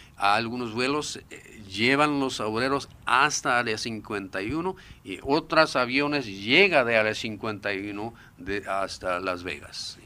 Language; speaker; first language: Spanish; non-native, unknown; Japanese